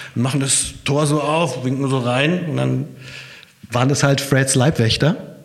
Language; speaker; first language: German; native; German